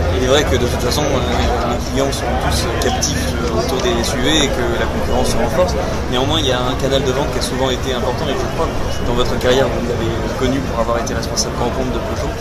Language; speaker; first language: French; native; French